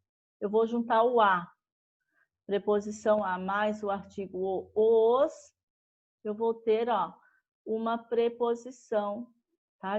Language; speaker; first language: Portuguese; native; Portuguese